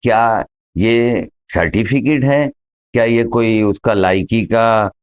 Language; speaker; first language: Hindi; non-native, local second language; Marathi